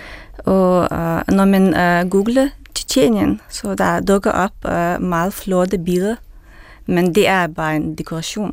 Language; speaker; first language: Danish; non-native, fluent; Russian